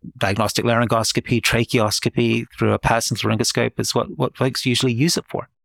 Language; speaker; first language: English; native; English